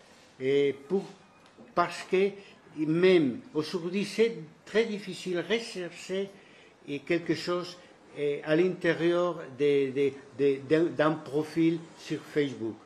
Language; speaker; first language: French; non-native, fluent; Spanish